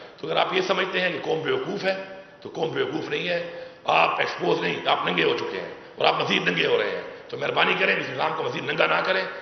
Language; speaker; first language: Urdu; non-native, local second language; Pashto